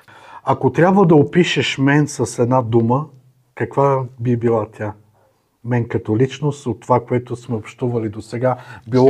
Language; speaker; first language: Bulgarian; native; Bulgarian